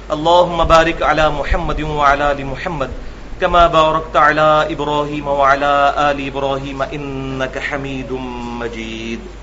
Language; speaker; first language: Urdu; non-native, local second language; Punjabi